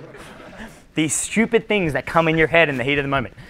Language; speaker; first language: English; native; English